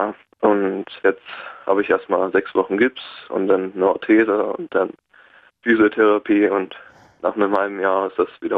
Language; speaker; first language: German; native; German